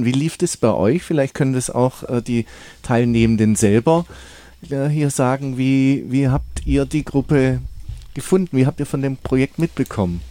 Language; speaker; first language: German; native; German